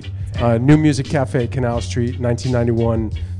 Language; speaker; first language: English; native; English